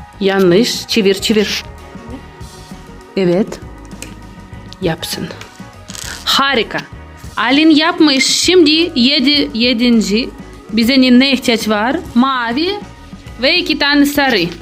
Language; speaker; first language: Turkish; non-native, learner; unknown